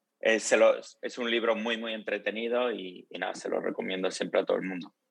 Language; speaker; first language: Spanish; early bilingual, other home language; Italian